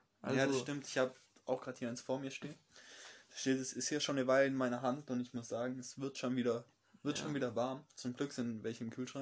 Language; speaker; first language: German; native; German